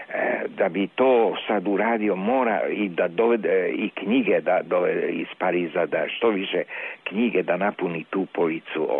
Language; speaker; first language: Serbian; non-native, local second language; Hungarian